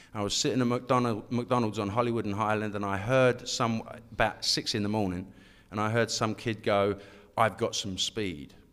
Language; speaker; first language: English; native; English